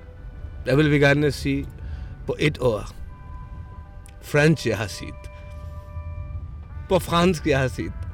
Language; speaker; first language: Danish; non-native, fluent; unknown